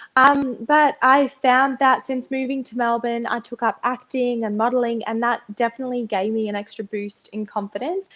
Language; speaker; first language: English; early bilingual, other home language; Russian